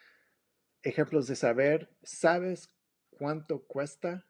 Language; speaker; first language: Spanish; non-native, fluent; English